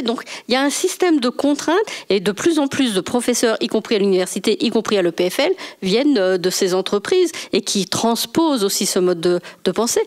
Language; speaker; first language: French; native; French